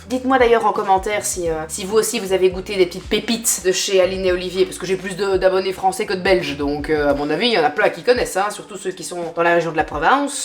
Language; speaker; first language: French; native; French